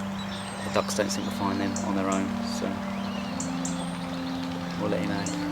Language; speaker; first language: English; native; English